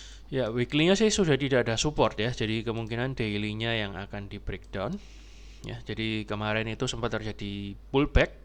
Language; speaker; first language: Indonesian; native; Indonesian